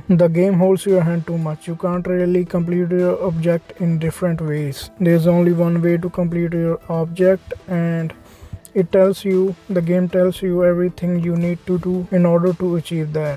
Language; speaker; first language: English; non-native, fluent; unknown